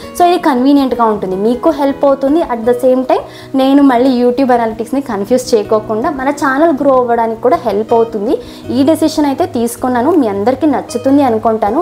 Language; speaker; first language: Telugu; non-native, local second language; Kannada